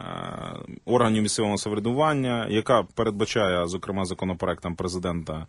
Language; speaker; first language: Ukrainian; native; Ukrainian